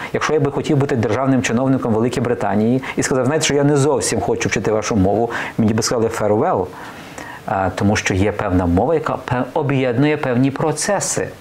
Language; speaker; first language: Ukrainian; native; Ukrainian